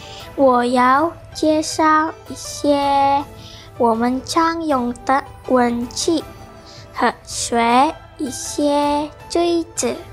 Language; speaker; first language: Chinese; non-native, learner; Indonesian